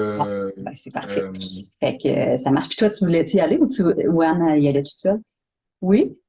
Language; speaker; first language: French; native; French